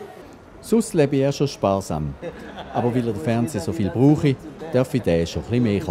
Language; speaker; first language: German; native; German